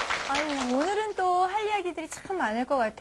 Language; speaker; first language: Korean; native; Korean